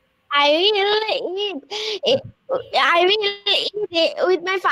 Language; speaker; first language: English; non-native, learner; Bangla